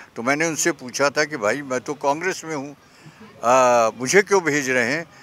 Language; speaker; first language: Hindi; native; Hindi